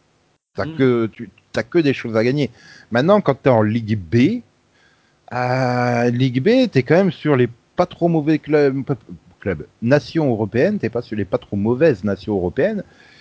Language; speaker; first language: French; native; French